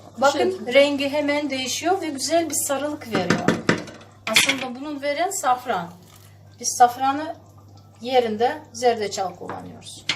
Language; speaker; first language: Turkish; non-native, fluent; Russian